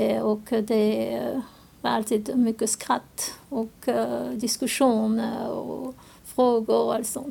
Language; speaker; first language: Swedish; non-native, fluent; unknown